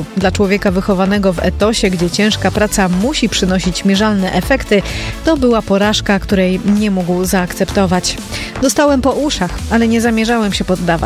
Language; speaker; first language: Polish; native; Polish